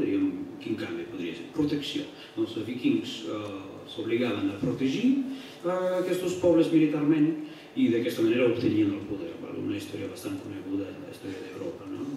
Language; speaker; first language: Catalan; non-native, fluent; Russian